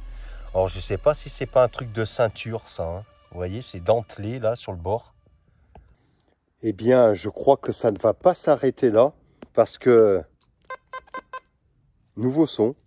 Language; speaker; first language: French; native; French